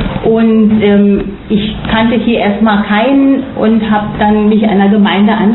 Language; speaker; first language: German; non-native, fluent; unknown